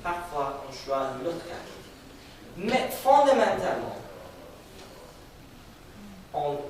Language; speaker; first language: French; non-native, fluent; Persian